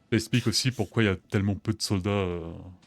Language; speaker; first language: French; native; French